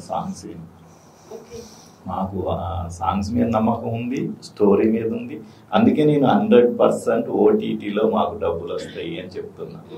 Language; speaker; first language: Telugu; native; Telugu